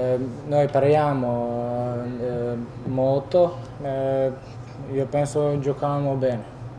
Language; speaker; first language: Italian; non-native, learner; Croatian